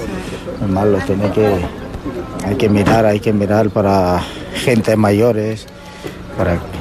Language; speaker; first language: Spanish; non-native, learner; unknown